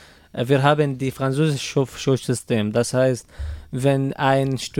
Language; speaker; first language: German; non-native, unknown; Arabic